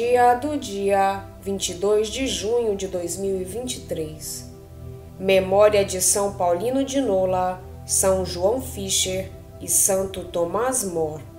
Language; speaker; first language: Portuguese; native; Portuguese